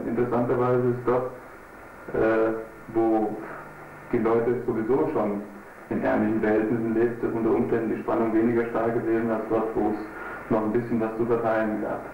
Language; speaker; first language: German; native; German